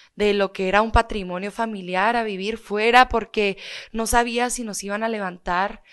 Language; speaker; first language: Spanish; native; Spanish